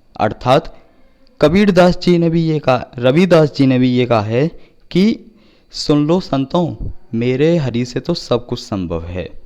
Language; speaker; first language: Hindi; native; Hindi